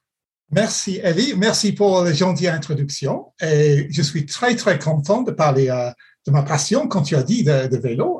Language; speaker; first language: French; non-native, fluent; English